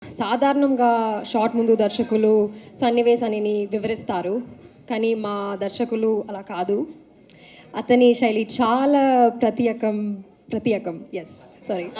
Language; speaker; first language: Telugu; non-native, learner; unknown